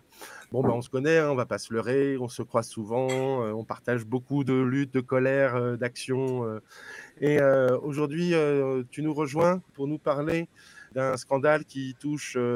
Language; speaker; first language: French; native; French